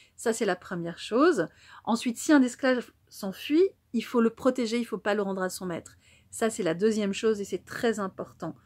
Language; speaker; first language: French; native; French